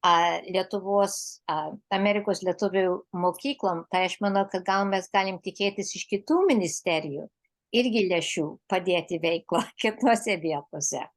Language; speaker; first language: Lithuanian; early bilingual, heritage; Lithuanian